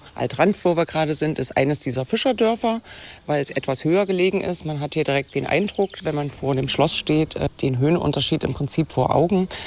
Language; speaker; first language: German; native; German